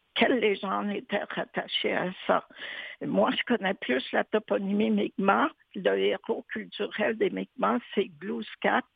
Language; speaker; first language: French; native; French